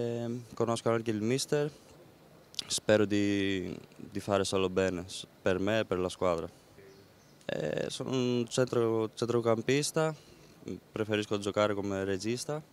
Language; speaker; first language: Italian; non-native, learner; Greek